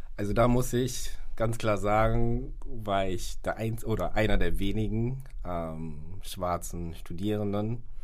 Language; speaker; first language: German; early bilingual, other home language; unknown